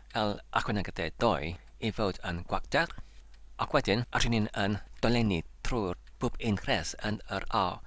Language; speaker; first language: Welsh; non-native, local second language; English